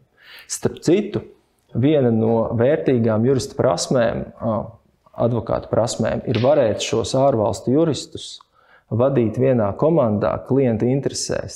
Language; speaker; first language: Latvian; native; Latvian